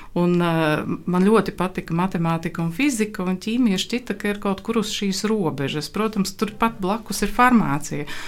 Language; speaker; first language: Latvian; native; Latvian